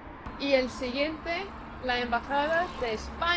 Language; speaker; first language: Spanish; non-native, fluent; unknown